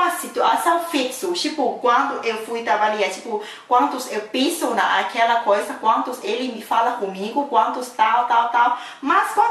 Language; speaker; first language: Portuguese; non-native, fluent; Thai